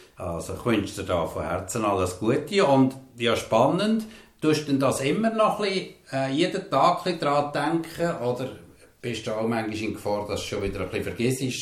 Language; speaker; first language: German; native; German